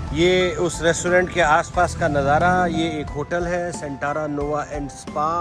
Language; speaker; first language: Hindi; native; Hindi